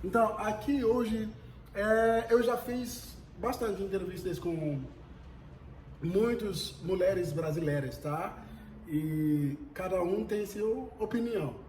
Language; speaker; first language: Portuguese; non-native, fluent; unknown